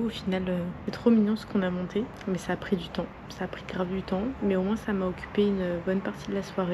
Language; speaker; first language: French; native; French